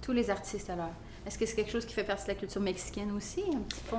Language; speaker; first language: French; native; French